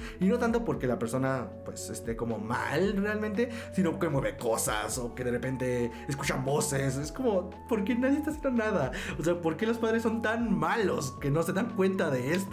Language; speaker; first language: Spanish; native; Spanish